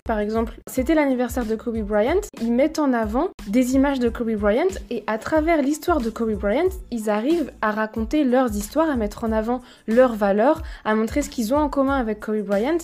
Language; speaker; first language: French; native; French